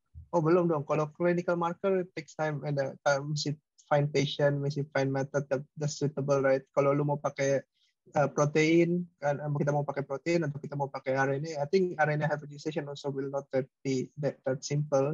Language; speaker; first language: English; non-native, fluent; Indonesian